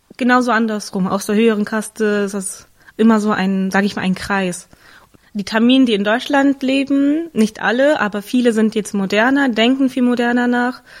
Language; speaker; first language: German; early bilingual, other home language; Tamil